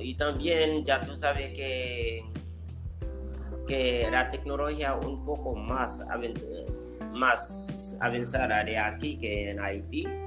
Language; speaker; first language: Spanish; non-native, learner; Haitian Creole